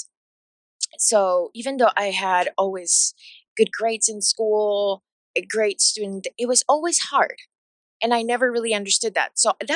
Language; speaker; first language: English; non-native, fluent; Spanish